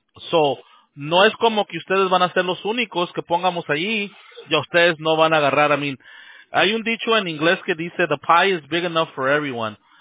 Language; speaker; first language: Spanish; early bilingual, heritage; Spanish